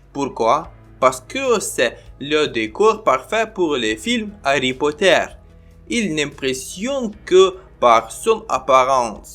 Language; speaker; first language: French; non-native, learner; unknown